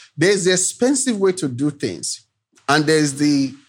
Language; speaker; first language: English; non-native, local second language; Yoruba